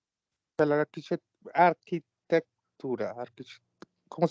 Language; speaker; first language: Portuguese; non-native, learner; Spanish